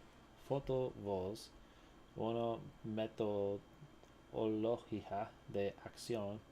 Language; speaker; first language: Spanish; non-native, learner; English